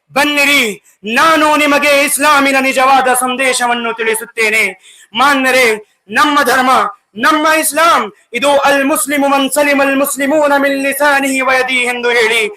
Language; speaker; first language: Kannada; non-native, local second language; Urdu